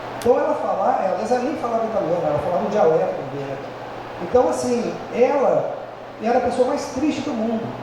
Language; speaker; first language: Portuguese; native; Portuguese